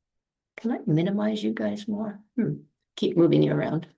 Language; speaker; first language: English; native; English